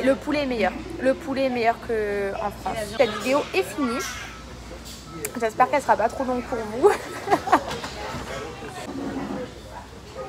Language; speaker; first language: French; native; French